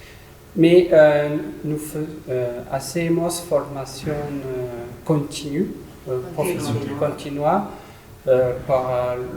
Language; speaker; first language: Spanish; non-native, learner; French